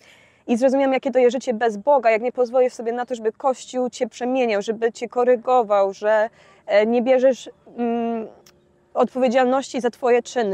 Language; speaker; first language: Polish; early bilingual, heritage; Polish